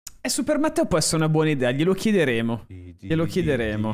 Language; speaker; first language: Italian; native; Italian